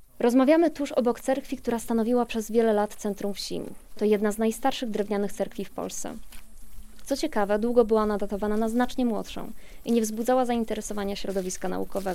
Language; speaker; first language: Polish; native; Polish